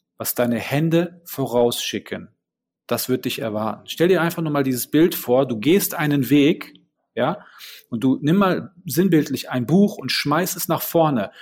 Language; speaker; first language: German; early bilingual, other home language; Bosnian